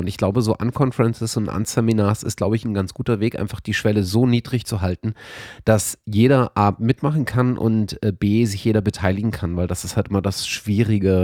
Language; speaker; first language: German; native; German